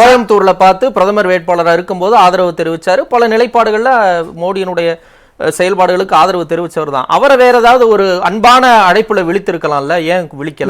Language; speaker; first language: Tamil; native; Tamil